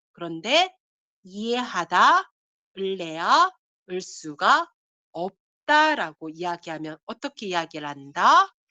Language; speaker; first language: Korean; native; Korean